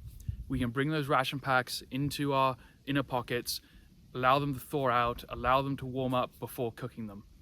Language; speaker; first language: English; native; English